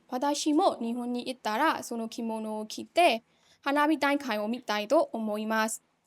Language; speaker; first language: Japanese; non-native, learner; Burmese